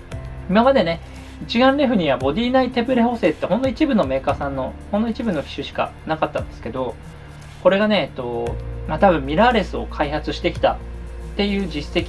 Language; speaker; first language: Japanese; native; Japanese